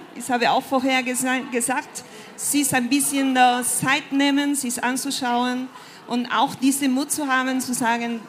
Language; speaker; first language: German; non-native, fluent; Spanish